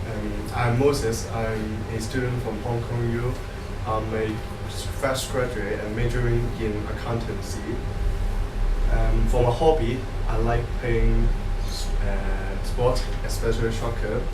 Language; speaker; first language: English; non-native, learner; Cantonese